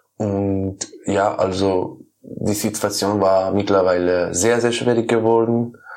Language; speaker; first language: German; non-native, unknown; Persian